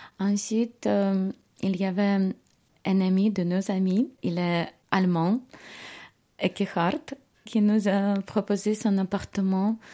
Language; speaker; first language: French; non-native, fluent; Ukrainian